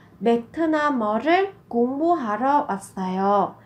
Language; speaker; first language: Korean; non-native, fluent; Vietnamese